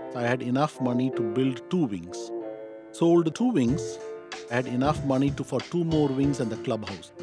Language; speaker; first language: English; non-native, local second language; Tamil